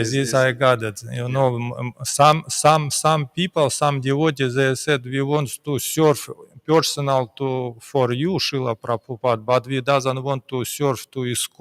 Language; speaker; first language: English; non-native, learner; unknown